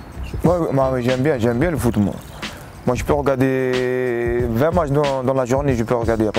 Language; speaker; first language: French; non-native, local second language; Arabic